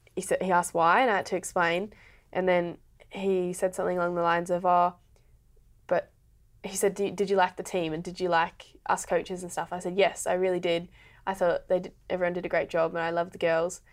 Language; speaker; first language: English; native; English